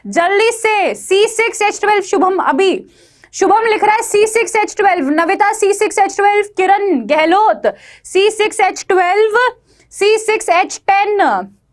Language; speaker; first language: Hindi; native; Hindi